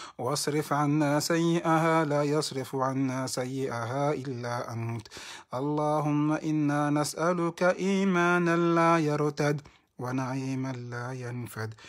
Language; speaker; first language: Arabic; non-native, fluent; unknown